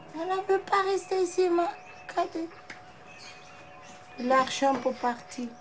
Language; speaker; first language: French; non-native, learner; Portuguese